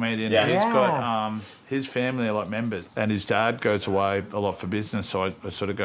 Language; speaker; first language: English; native; English